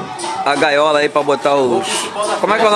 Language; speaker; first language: Portuguese; native; Portuguese